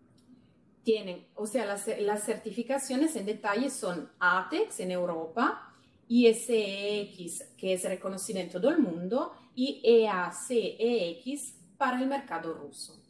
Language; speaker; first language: Spanish; non-native, fluent; Italian